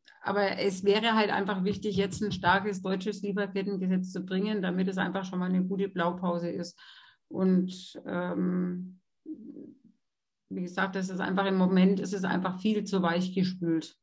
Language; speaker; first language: German; native; German